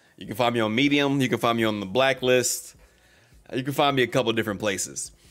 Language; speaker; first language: English; native; English